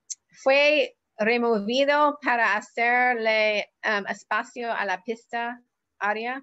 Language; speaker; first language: Spanish; non-native, learner; English